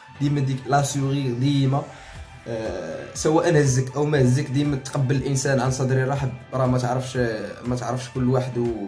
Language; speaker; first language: Arabic; native; Arabic